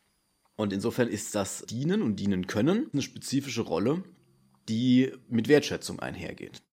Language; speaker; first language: German; native; German